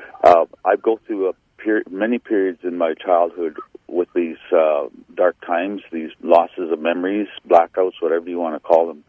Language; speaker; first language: English; native; English